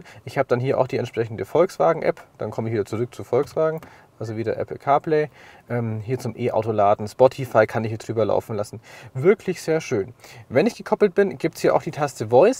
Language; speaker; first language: German; native; German